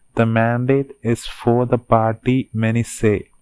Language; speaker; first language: English; non-native, local second language; Malayalam